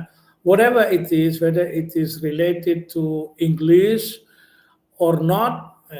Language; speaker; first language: English; non-native, learner; Indonesian